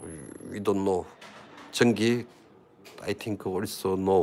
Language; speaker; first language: English; non-native, learner; Korean